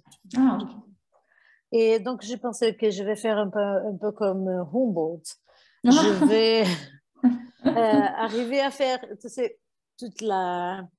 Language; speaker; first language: French; non-native, fluent; Portuguese